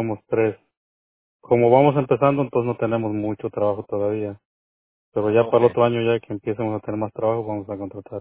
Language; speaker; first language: Spanish; native; Spanish